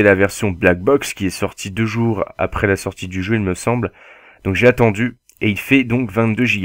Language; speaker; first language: French; native; French